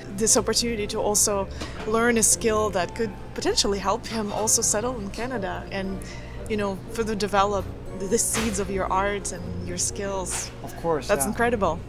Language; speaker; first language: English; non-native, fluent; Ukrainian